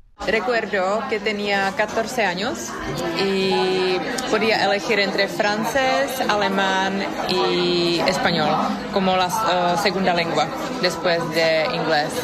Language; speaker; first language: Spanish; non-native, fluent; Czech